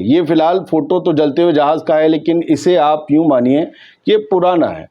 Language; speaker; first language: Urdu; native; Urdu